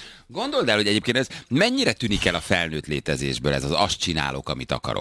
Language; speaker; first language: Hungarian; native; Hungarian